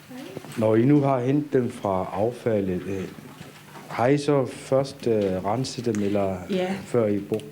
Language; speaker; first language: Danish; non-native, local second language; Kalaallisut